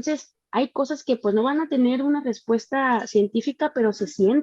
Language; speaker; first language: Spanish; native; Spanish